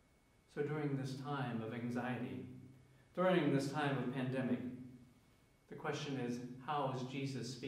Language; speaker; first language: English; native; English